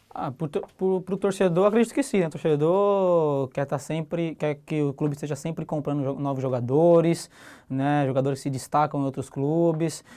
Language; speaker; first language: Portuguese; native; Portuguese